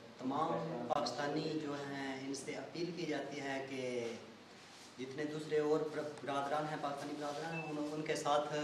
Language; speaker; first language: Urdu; non-native, local second language; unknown